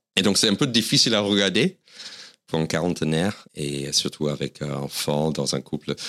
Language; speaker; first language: French; non-native, fluent; English